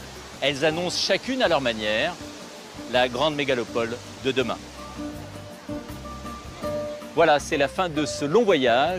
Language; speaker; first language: French; native; French